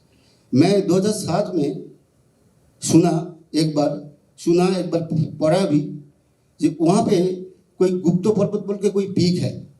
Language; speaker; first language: Hindi; non-native, local second language; Bangla